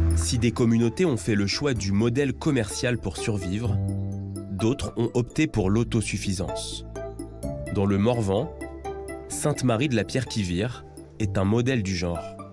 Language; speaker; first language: French; native; French